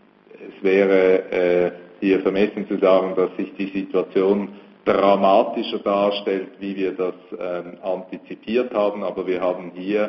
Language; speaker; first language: German; native; German